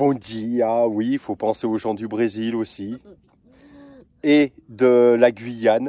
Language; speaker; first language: French; native; French